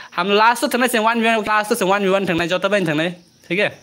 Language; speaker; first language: Hindi; non-native, local second language; Kok Borok